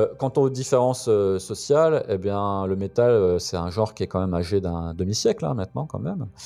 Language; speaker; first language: French; native; French